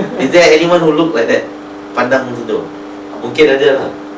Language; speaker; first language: English; non-native, local second language; Malay